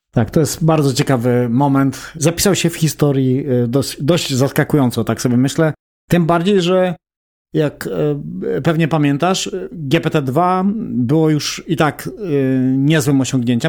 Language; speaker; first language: Polish; native; Polish